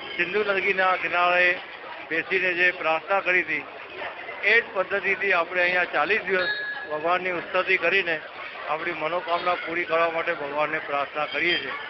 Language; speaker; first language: Gujarati; non-native, local second language; Sindhi